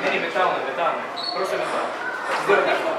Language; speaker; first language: Russian; non-native, learner; Bulgarian